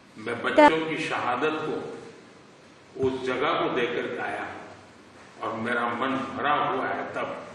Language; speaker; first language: Hindi; non-native, local second language; Gujarati